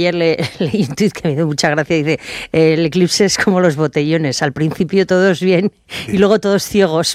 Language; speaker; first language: Spanish; native; Spanish